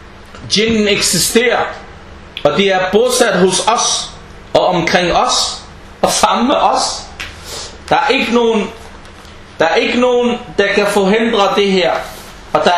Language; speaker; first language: Danish; early bilingual, other home language; Arabic